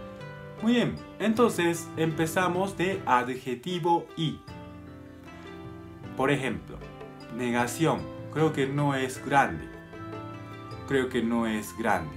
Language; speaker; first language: Spanish; non-native, fluent; Japanese